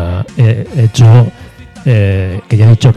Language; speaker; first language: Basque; non-native, local second language; Spanish